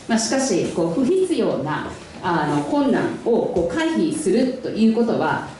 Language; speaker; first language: Japanese; non-native, fluent; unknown